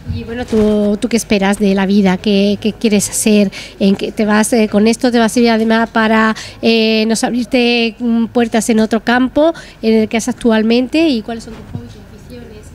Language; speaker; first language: Spanish; native; Spanish